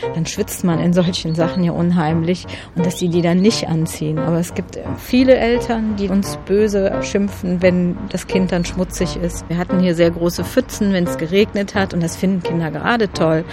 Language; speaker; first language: German; native; German